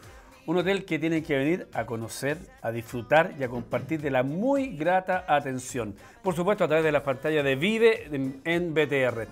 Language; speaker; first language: Spanish; native; Spanish